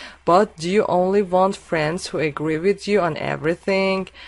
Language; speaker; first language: English; non-native, fluent; Persian